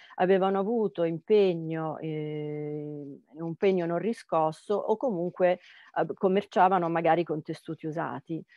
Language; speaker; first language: Italian; native; Italian